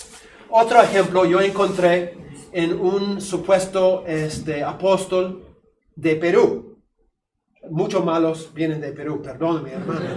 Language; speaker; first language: Spanish; non-native, fluent; English